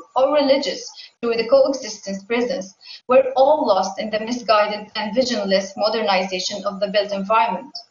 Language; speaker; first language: English; non-native, fluent; Arabic